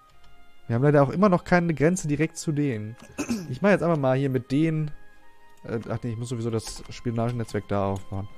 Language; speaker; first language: German; native; German